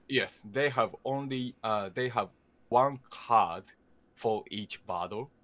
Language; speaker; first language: English; non-native, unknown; Japanese